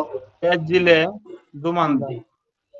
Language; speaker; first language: Italian; non-native, learner; Bangla